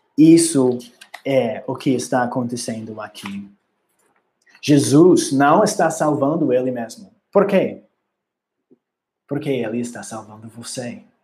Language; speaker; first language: Portuguese; non-native, learner; English